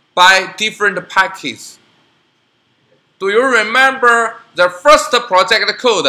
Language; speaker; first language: English; non-native, learner; Chinese